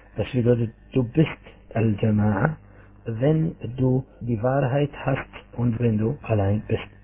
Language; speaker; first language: German; non-native, fluent; Arabic